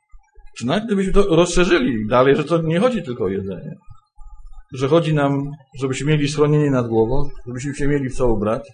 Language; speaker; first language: Polish; native; Polish